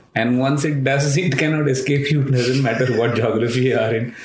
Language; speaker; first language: English; non-native, local second language; Marathi